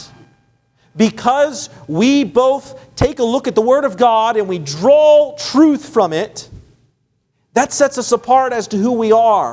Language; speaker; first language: English; native; English